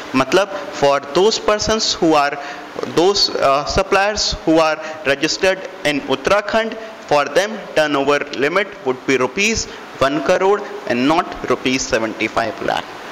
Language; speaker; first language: English; non-native, local second language; Hindi